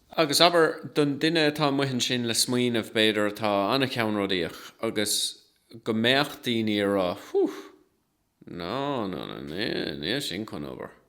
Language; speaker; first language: Irish; non-native, local second language; English